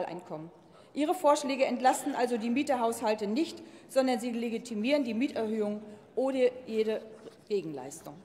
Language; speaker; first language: German; native; German